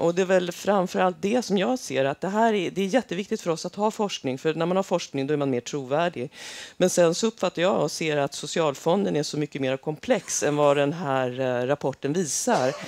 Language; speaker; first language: Swedish; native; Swedish